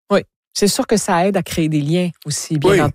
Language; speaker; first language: French; native; French